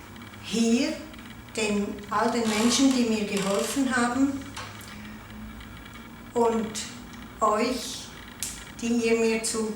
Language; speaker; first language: German; non-native, local second language; Italian